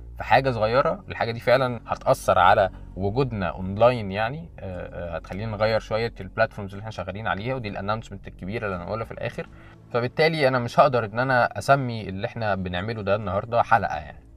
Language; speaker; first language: Arabic; native; Arabic